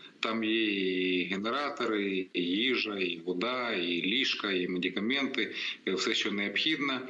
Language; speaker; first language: Ukrainian; non-native, local second language; Russian